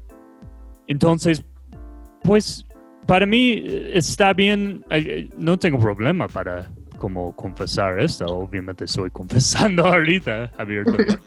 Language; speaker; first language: Spanish; non-native, fluent; English